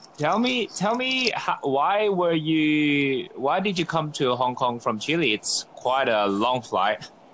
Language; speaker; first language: English; non-native, local second language; Cantonese